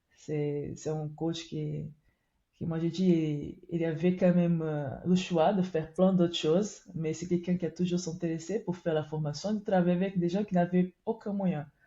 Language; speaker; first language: French; non-native, fluent; Portuguese